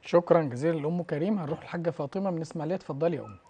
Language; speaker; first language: Arabic; native; Arabic